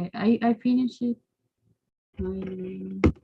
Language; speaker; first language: English; non-native, learner; Spanish